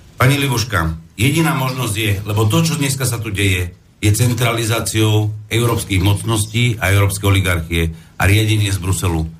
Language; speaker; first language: Slovak; non-native, fluent; Arabic